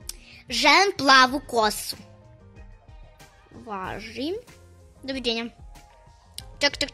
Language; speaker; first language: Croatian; early bilingual, other home language; Russian